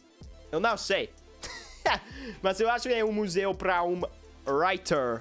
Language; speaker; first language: Portuguese; non-native, learner; English